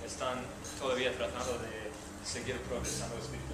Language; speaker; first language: Spanish; non-native, fluent; English